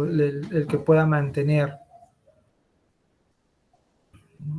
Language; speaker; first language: Spanish; native; Spanish